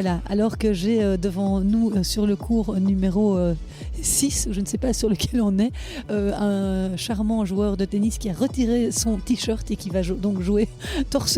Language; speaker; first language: French; native; French